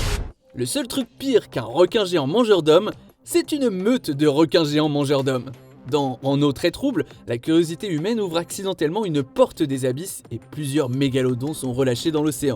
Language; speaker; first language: French; native; French